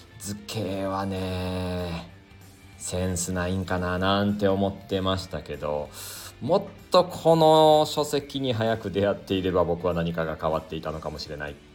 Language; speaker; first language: Japanese; native; Japanese